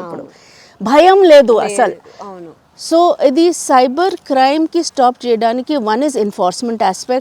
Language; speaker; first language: Telugu; non-native, local second language; Hindi